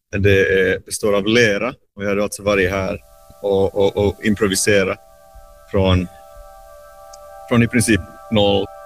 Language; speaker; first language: Swedish; native; Swedish